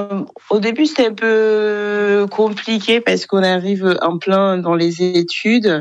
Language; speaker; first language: French; non-native, local second language; Kinyarwanda